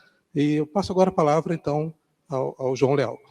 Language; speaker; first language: Portuguese; native; Portuguese